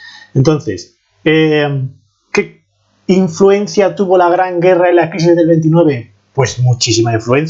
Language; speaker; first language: Spanish; native; Spanish